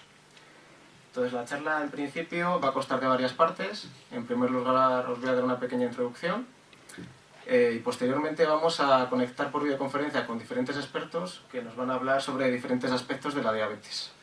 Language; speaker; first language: Spanish; native; Spanish